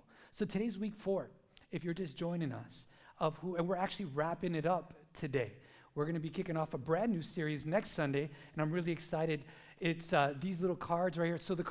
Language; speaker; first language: English; native; English